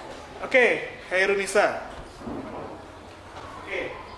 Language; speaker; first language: English; non-native, fluent; Indonesian